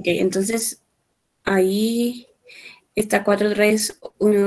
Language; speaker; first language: Spanish; native; Spanish